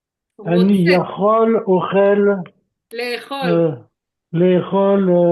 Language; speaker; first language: Hebrew; non-native, learner; French